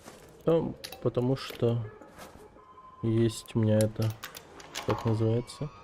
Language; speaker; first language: Russian; native; Russian